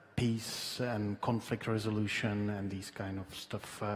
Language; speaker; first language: English; non-native, fluent; Czech